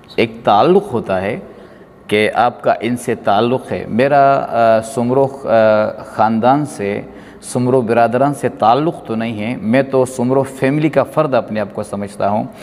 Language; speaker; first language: Urdu; non-native, local second language; Pashto